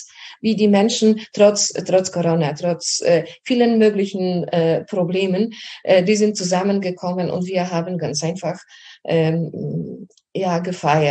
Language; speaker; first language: German; non-native, fluent; Polish